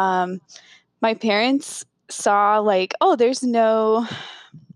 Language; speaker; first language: English; native; English